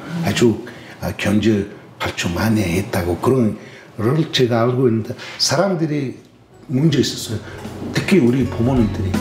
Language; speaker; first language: Korean; non-native, fluent; Mongolian